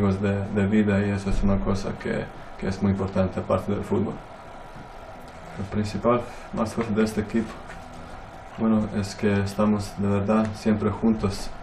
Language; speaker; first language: Spanish; non-native, fluent; Croatian